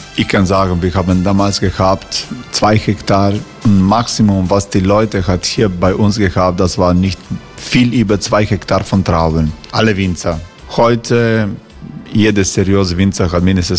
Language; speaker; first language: German; non-native, learner; Croatian